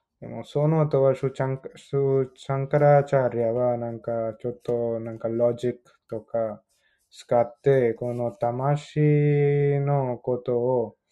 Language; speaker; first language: Japanese; non-native, learner; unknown